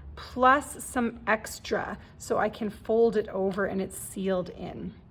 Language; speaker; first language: English; native; English